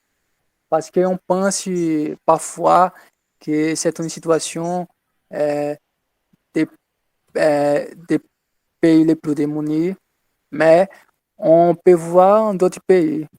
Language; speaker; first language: French; non-native, learner; Portuguese